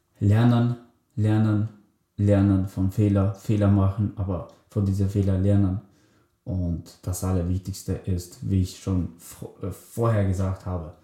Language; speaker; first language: German; early bilingual, other home language; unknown